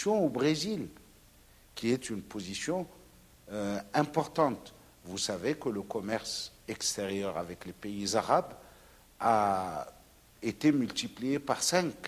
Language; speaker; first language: French; non-native, local second language; Arabic